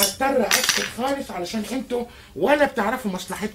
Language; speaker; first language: Arabic; native; Arabic